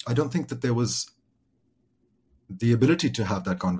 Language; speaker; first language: English; native; English